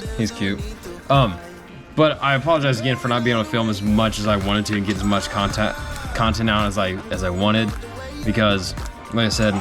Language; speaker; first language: English; native; English